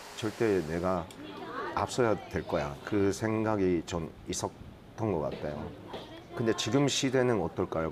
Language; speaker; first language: Korean; early bilingual, heritage; Korean